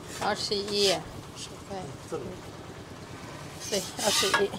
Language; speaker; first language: Chinese; non-native, learner; Indonesian